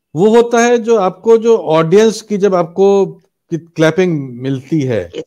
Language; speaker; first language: Hindi; native; Hindi